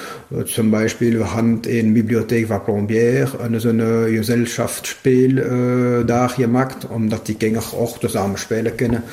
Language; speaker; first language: German; non-native, local second language; French